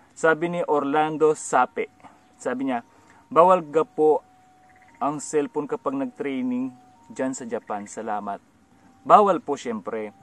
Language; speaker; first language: Filipino; native; Filipino